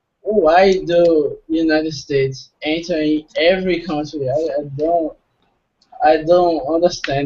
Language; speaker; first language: English; non-native, fluent; Portuguese